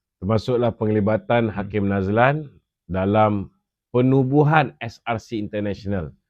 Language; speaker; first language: Malay; native; Malay